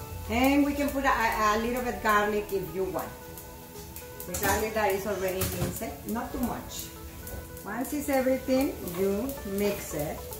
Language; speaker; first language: English; non-native, fluent; Spanish